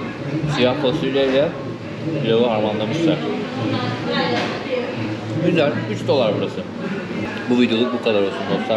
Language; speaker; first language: Turkish; native; Turkish